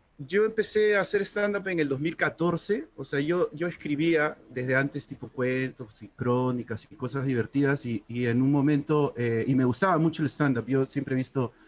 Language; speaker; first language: Spanish; native; Spanish